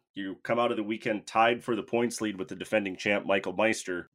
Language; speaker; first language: English; native; English